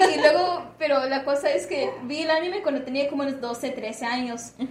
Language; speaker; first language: Spanish; early bilingual, heritage; Spanish